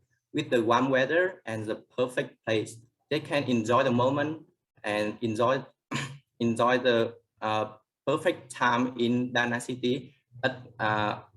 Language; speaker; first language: English; non-native, learner; Vietnamese